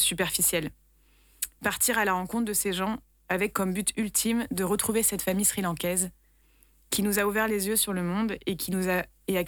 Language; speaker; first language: French; native; French